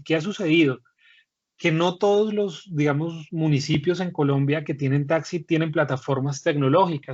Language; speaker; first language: Spanish; native; Spanish